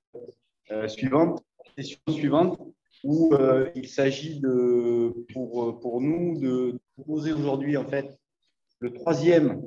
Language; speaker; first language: French; native; French